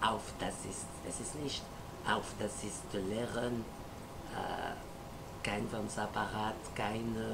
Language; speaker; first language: German; non-native, learner; French